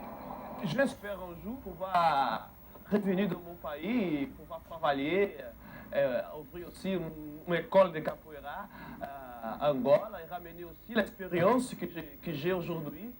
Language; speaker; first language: French; non-native, fluent; Portuguese